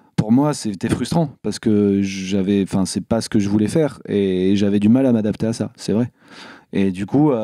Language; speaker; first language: French; native; French